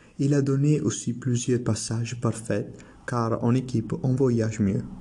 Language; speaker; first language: French; non-native, learner; Italian